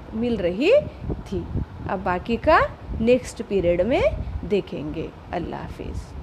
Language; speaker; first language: Hindi; non-native, local second language; Marathi